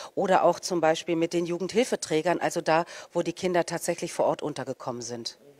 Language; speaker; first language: German; native; German